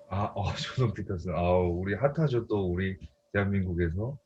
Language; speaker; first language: Korean; native; Korean